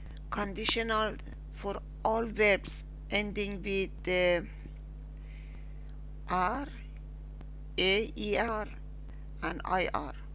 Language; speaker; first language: English; non-native, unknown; Persian